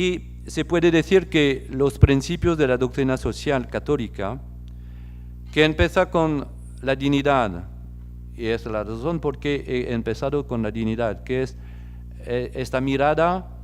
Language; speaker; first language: Spanish; non-native, fluent; French